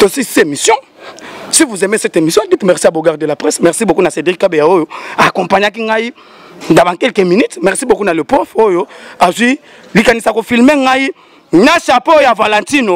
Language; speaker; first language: French; non-native, local second language; Lingala